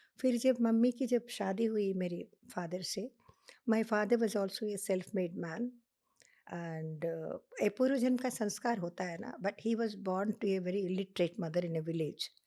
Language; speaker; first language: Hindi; non-native, local second language; Telugu